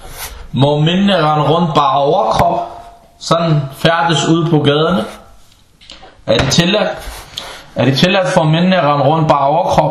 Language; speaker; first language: Danish; early bilingual, other home language; Arabic